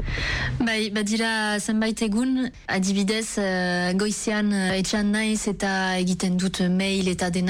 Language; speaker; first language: Basque; non-native, local second language; French